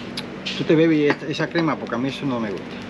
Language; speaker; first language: Spanish; native; Spanish